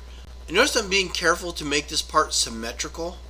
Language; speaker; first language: English; native; English